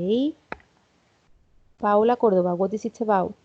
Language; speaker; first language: English; non-native, fluent; Spanish